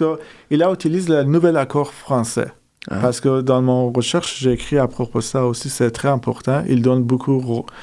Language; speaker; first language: French; non-native, fluent; Persian